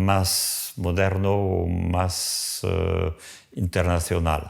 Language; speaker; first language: Spanish; non-native, fluent; French